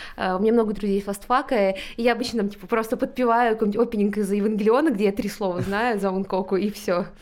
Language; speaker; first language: Russian; native; Russian